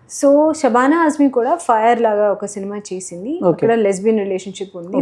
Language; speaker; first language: Telugu; non-native, learner; Hindi